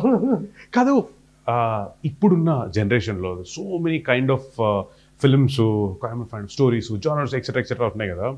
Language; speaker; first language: Telugu; native; Telugu